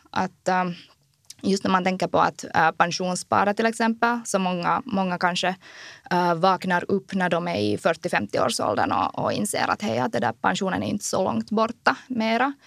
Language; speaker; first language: Swedish; native; Swedish